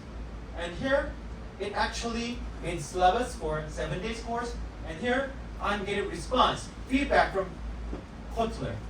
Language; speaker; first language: English; non-native, fluent; Korean